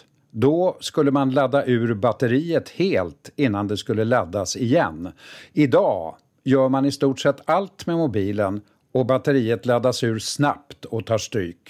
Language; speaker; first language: Swedish; native; Swedish